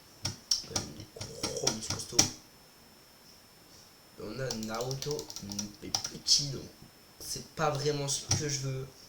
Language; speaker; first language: French; native; French